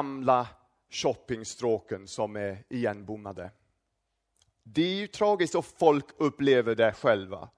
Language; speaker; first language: Swedish; non-native, fluent; English